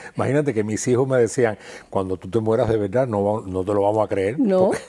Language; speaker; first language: Spanish; native; Spanish